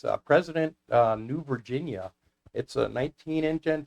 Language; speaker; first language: English; native; English